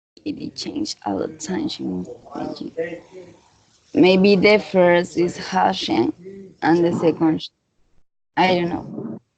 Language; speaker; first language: English; non-native, learner; Spanish